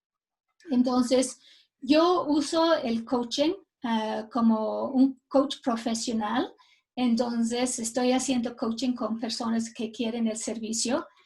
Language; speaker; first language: Spanish; non-native, fluent; English